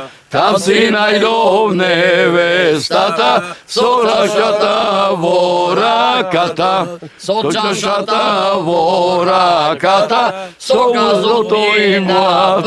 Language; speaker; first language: Macedonian; native; Macedonian